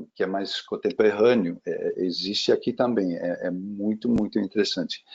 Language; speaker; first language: Portuguese; non-native, fluent; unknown